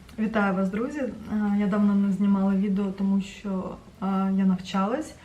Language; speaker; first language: Ukrainian; non-native, local second language; Russian